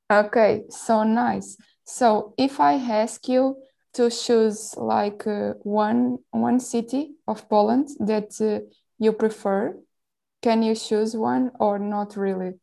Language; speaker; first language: English; non-native, local second language; Portuguese